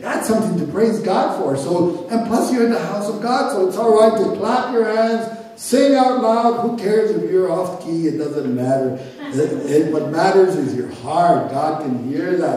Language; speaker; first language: English; early bilingual, other home language; Spanish